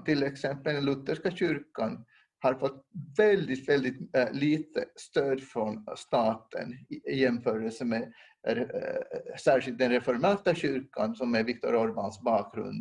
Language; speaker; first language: Swedish; non-native, local second language; Finnish